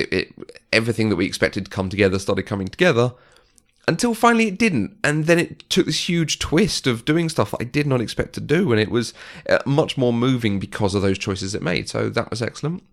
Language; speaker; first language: English; native; English